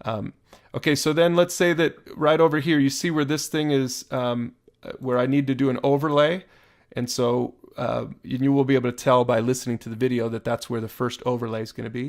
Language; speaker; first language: English; native; English